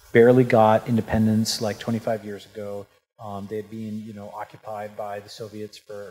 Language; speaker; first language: English; native; English